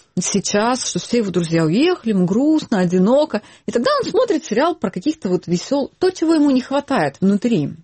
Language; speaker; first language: Russian; non-native, local second language; Ukrainian